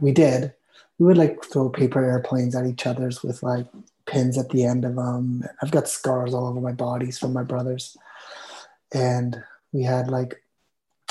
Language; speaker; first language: English; native; English